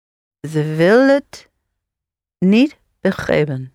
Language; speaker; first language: Dutch; non-native, learner; English